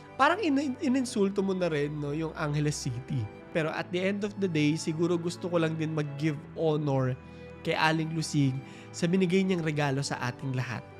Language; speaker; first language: Filipino; native; Filipino